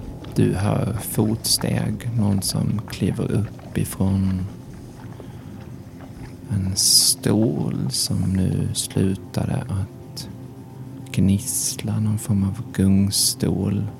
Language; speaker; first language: Swedish; native; Swedish